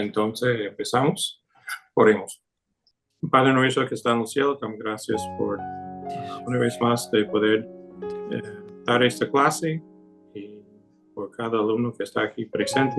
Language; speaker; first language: Spanish; non-native, fluent; English